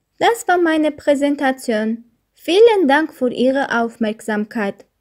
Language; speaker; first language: German; non-native, learner; Armenian